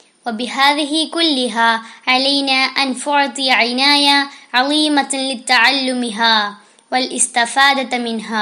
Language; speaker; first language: Arabic; non-native, learner; Malayalam